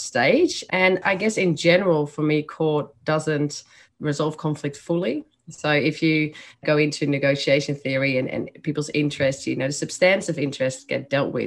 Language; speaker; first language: English; non-native, fluent; Dutch